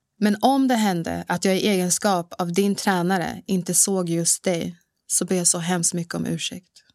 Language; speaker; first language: Swedish; early bilingual, other home language; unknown